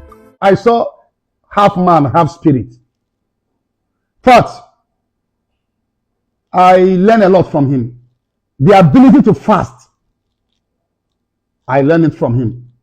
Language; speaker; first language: English; non-native, local second language; Igbo